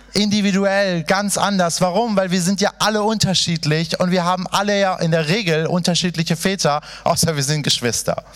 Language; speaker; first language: German; early bilingual, other home language; Persian